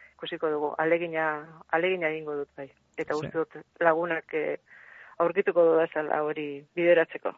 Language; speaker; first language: Basque; native; Basque